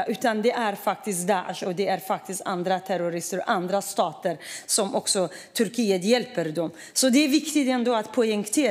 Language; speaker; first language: Swedish; non-native, fluent; Kurdish